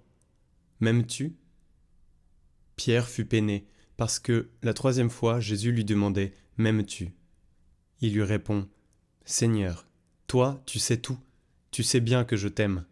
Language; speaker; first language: French; native; French